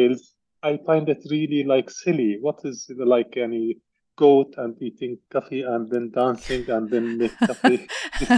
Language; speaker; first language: English; non-native, learner; Arabic